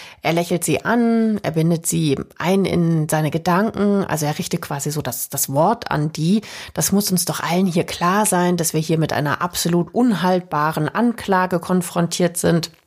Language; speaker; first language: German; native; German